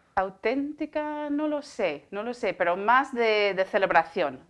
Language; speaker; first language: Spanish; non-native, fluent; English